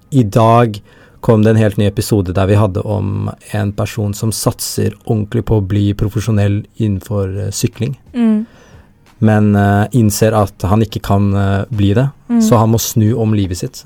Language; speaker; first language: English; early bilingual, heritage; Tamil